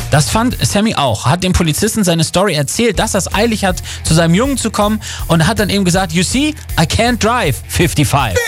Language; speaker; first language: German; native; German